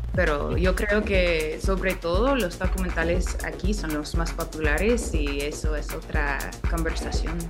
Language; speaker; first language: Spanish; non-native, fluent; English